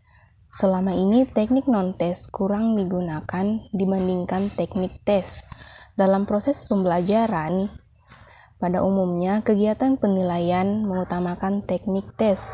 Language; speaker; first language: Indonesian; native; Indonesian